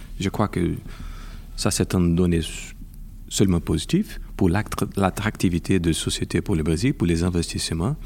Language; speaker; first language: French; non-native, fluent; Portuguese